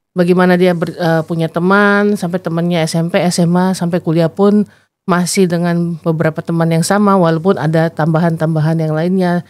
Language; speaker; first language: Indonesian; native; Indonesian